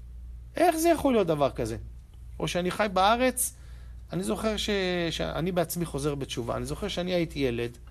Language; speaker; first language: Hebrew; native; Hebrew